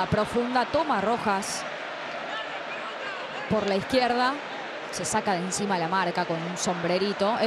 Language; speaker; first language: Spanish; native; Spanish